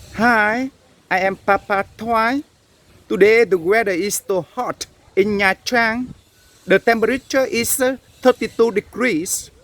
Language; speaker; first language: English; non-native, learner; Vietnamese